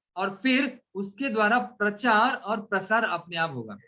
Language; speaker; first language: Hindi; non-native, local second language; Marathi